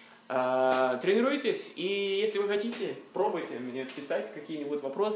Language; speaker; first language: Russian; non-native, learner; Norwegian